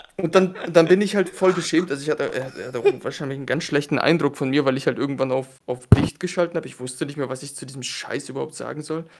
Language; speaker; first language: German; early bilingual, other home language; Russian